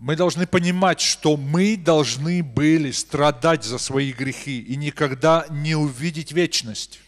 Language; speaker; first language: Russian; native; Russian